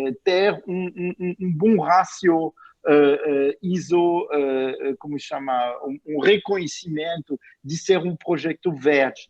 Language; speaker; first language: Portuguese; non-native, fluent; French